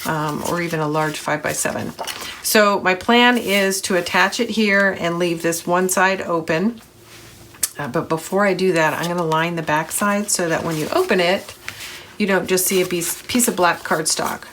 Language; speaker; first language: English; native; English